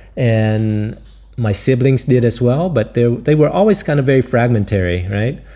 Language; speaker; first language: English; native; English